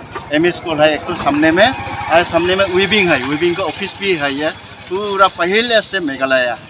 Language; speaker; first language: Hindi; non-native, local second language; Khasi